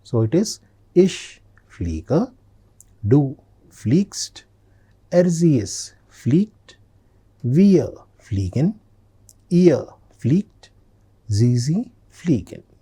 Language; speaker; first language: German; non-native, fluent; Telugu